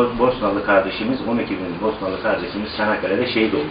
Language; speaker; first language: Turkish; native; Turkish